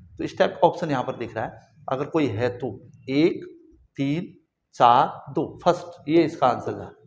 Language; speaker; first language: Hindi; native; Hindi